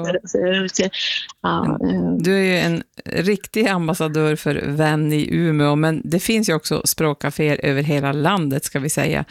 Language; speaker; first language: Swedish; native; Swedish